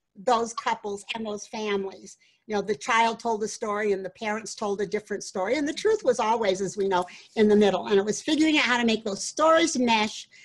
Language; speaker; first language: English; native; English